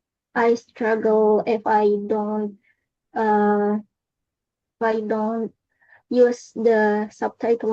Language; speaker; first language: English; non-native, local second language; Indonesian